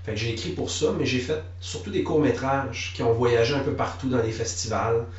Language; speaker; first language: French; native; French